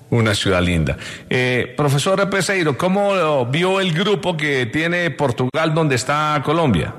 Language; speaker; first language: Spanish; native; Spanish